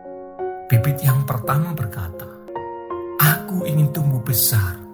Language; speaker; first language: Indonesian; native; Indonesian